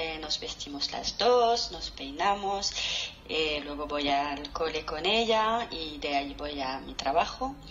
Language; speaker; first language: Spanish; non-native, fluent; French